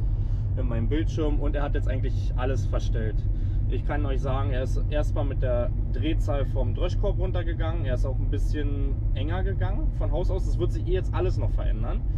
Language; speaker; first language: German; native; German